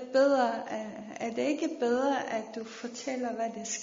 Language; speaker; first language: Danish; non-native, fluent; Persian